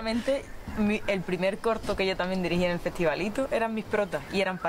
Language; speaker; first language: Spanish; native; Spanish